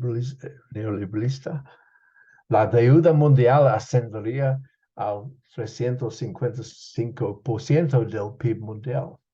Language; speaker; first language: Spanish; non-native, fluent; English